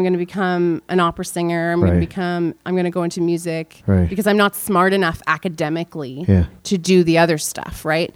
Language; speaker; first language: English; non-native, fluent; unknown